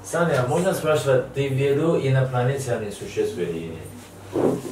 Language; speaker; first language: Russian; non-native, learner; Chinese